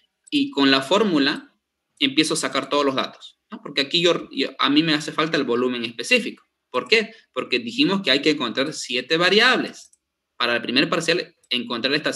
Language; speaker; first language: Spanish; native; Spanish